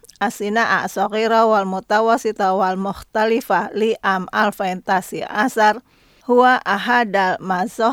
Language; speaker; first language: Arabic; non-native, fluent; Indonesian